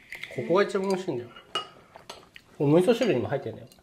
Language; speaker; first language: Japanese; native; Japanese